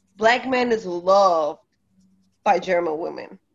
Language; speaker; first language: English; early bilingual, other home language; Polish